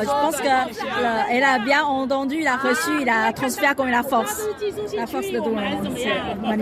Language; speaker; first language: French; non-native, fluent; Chinese